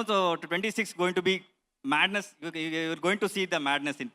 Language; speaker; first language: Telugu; non-native, learner; Kannada